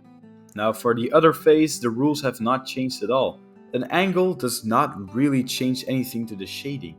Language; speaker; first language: English; non-native, fluent; Dutch